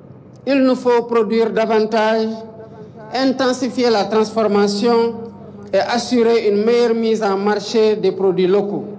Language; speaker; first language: French; non-native, local second language; Wolof